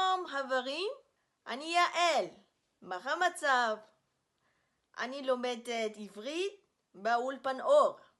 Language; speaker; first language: Hebrew; non-native, learner; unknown